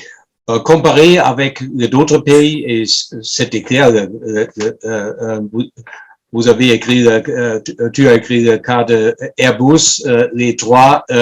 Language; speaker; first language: French; non-native, fluent; German